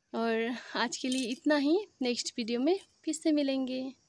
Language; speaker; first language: Hindi; non-native, local second language; Assamese